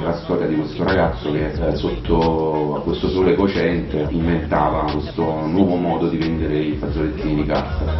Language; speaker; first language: Italian; native; Italian